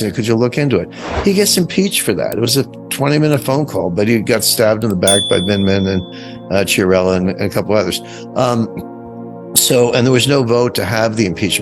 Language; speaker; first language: English; native; English